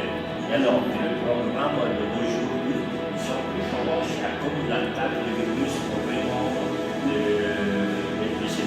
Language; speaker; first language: French; non-native, learner; Italian